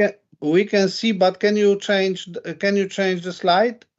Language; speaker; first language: English; non-native, learner; Polish